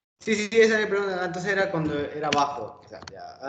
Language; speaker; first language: Spanish; native; Spanish